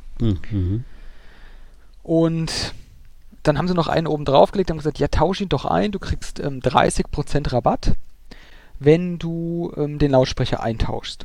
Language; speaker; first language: German; native; German